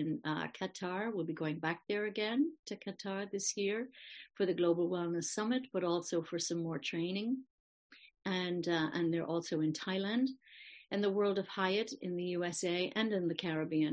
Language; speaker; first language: English; native; English